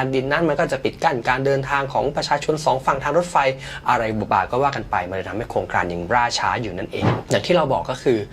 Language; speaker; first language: Thai; native; Thai